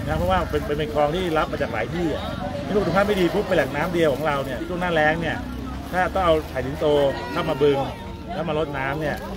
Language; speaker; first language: Thai; native; Thai